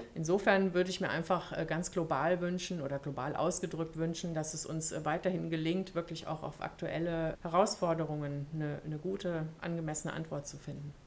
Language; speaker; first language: German; early bilingual, other home language; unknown